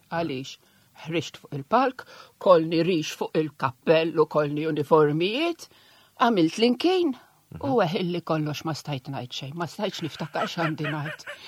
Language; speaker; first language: Maltese; non-native, local second language; Italian